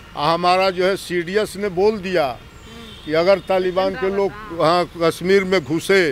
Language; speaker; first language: Hindi; native; Hindi